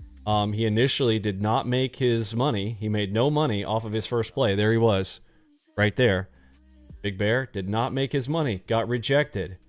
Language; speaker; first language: English; native; English